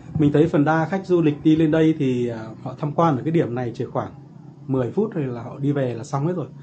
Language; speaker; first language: Vietnamese; native; Vietnamese